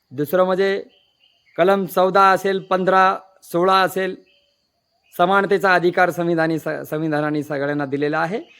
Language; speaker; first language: Marathi; non-native, local second language; Lambadi